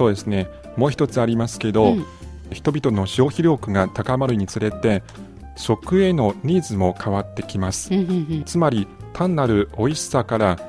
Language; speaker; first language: Japanese; non-native, fluent; Chinese